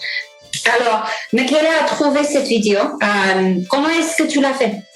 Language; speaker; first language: French; non-native, fluent; English